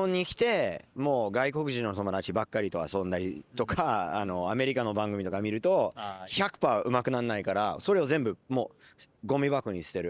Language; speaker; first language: Japanese; non-native, fluent; English